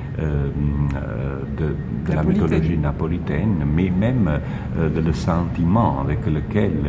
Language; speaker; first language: French; non-native, fluent; Italian